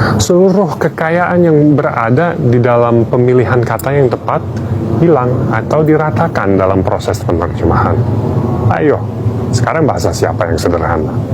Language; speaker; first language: Indonesian; non-native, fluent; English